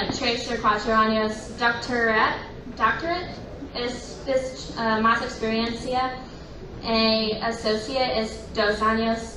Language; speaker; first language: Spanish; non-native, learner; English